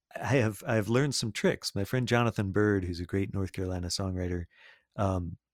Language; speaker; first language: English; native; English